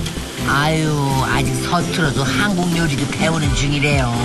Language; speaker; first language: Korean; native; Korean